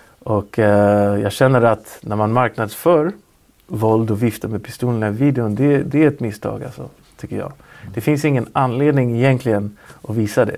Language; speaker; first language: Swedish; native; Swedish